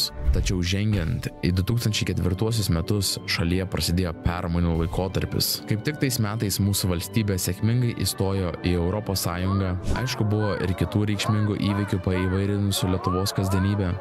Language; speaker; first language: Lithuanian; native; Lithuanian